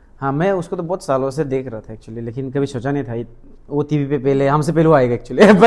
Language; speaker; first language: Hindi; non-native, local second language; Mising